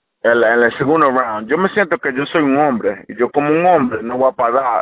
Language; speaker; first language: Spanish; early bilingual, heritage; English